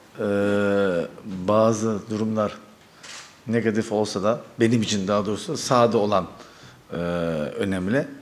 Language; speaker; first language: Turkish; early bilingual, heritage; Turkish